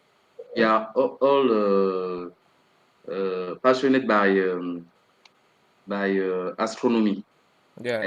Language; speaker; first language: English; non-native, learner; French